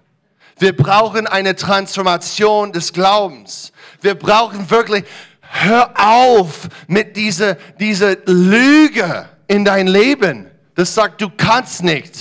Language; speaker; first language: German; non-native, learner; English